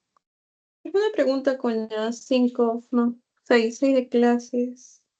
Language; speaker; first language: Spanish; native; Spanish